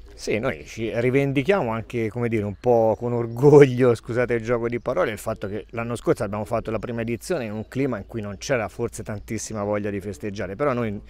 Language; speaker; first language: Italian; native; Italian